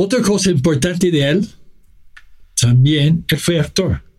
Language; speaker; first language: Spanish; non-native, fluent; English